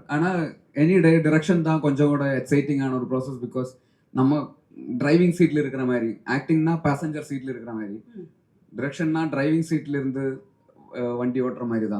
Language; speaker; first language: Tamil; non-native, learner; Malayalam